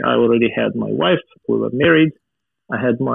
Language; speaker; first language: English; non-native, fluent; Russian